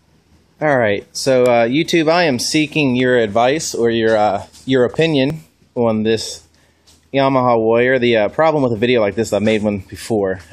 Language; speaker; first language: English; native; English